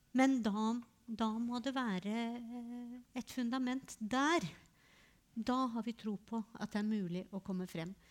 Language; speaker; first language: Norwegian; native; Norwegian